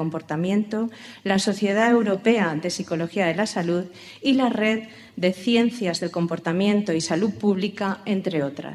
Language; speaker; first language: Spanish; native; Spanish